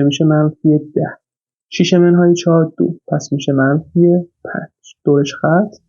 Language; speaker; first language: Persian; native; Persian